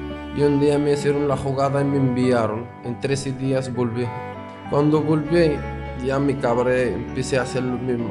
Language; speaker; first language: Spanish; non-native, fluent; Arabic